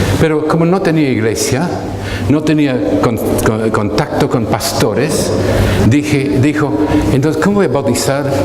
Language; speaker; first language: Spanish; non-native, fluent; English